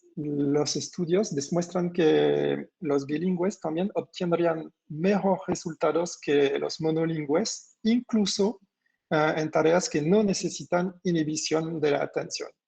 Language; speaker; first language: Spanish; non-native, fluent; French